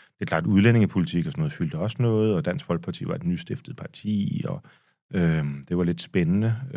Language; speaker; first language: Danish; native; Danish